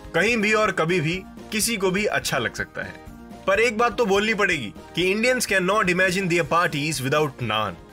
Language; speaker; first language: Hindi; native; Hindi